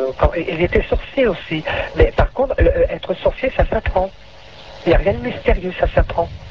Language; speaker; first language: French; native; French